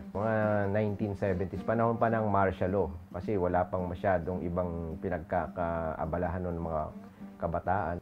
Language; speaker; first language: Filipino; native; Filipino